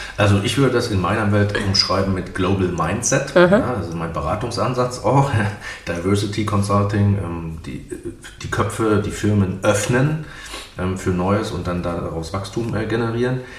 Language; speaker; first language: German; native; German